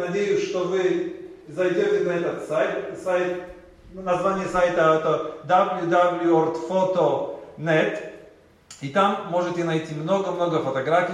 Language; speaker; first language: Russian; non-native, learner; Polish